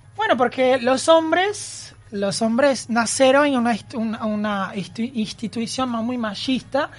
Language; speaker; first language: Spanish; non-native, learner; Portuguese